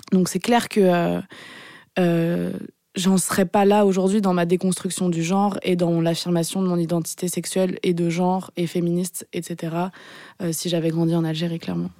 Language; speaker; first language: French; early bilingual, other home language; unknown